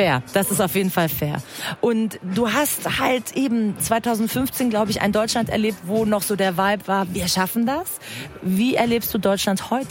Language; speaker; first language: German; early bilingual, other home language; Persian